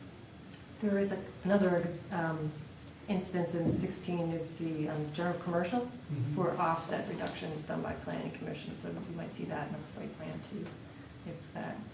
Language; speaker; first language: English; native; English